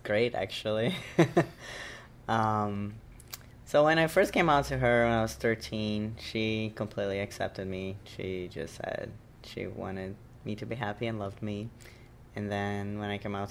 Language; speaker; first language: English; non-native, fluent; Portuguese